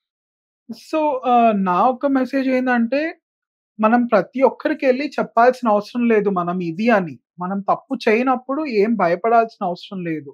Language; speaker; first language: Telugu; native; Telugu